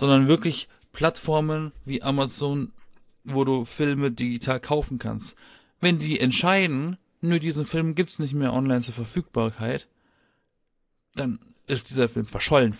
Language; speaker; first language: German; native; German